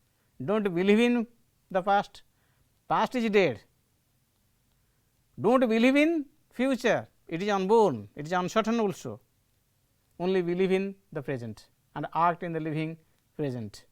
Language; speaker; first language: English; non-native, local second language; Odia